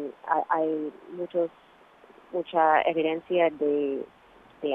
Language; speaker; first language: Spanish; non-native, fluent; English